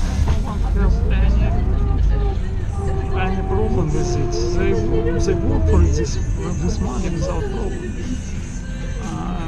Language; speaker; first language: English; non-native, learner; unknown